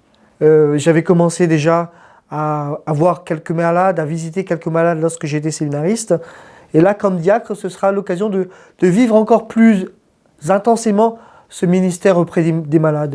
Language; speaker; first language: French; non-native, local second language; Malagasy